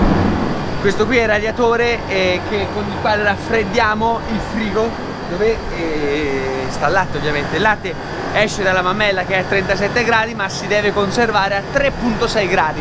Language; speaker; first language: Italian; native; Italian